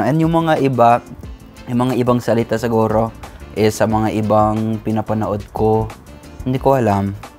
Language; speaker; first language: Filipino; non-native, fluent; English